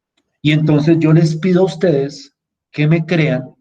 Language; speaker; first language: Spanish; native; Spanish